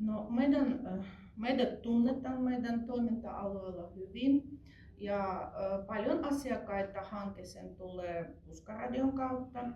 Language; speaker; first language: Finnish; non-native, fluent; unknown